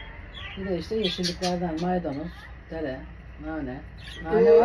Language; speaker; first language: Turkish; native; Turkish